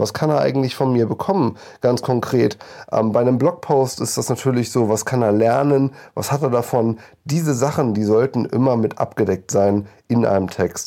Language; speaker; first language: German; native; German